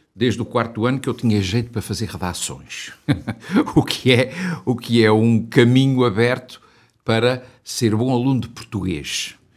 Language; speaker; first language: Portuguese; native; Portuguese